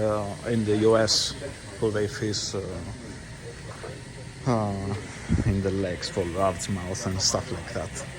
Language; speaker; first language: English; non-native, learner; Greek